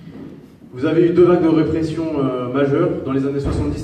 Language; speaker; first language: French; native; French